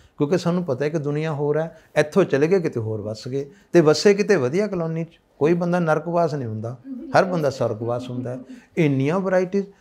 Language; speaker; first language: Punjabi; native; Punjabi